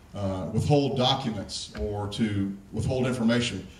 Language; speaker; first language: English; native; English